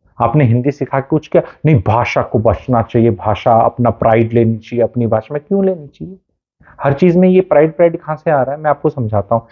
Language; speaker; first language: Hindi; native; Hindi